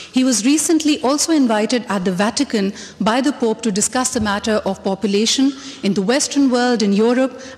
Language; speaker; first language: English; non-native, local second language; Hindi